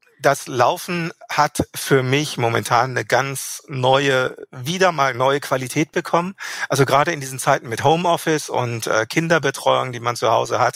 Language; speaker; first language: German; native; German